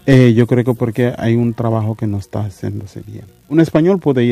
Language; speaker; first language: Spanish; non-native, fluent; Mandingo